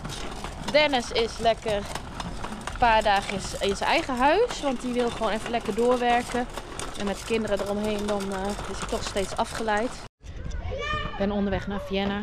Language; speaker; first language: Dutch; native; Dutch